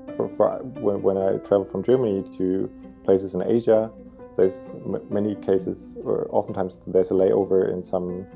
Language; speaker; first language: English; non-native, fluent; German